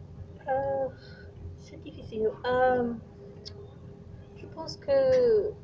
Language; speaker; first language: French; non-native, learner; English